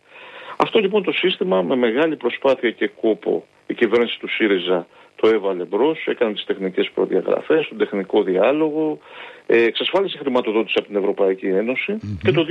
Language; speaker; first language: Greek; native; Greek